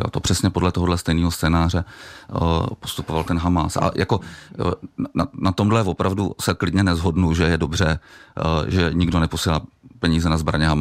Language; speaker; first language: Czech; native; Czech